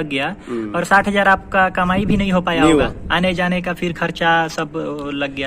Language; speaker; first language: Hindi; native; Hindi